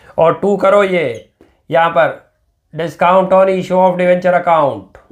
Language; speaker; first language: Hindi; native; Hindi